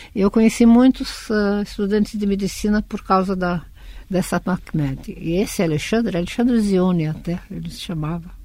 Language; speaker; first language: Portuguese; early bilingual, other home language; Russian